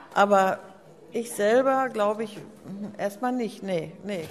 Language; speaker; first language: German; native; German